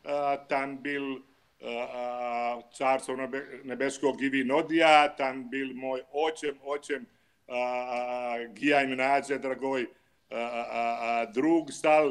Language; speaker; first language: Russian; non-native, learner; Croatian